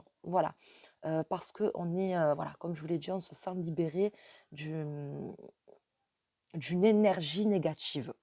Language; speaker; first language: French; native; French